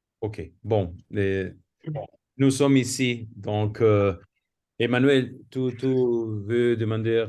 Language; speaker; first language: French; non-native, fluent; Spanish